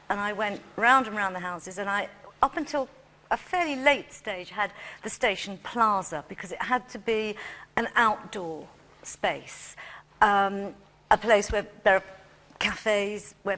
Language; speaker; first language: English; native; English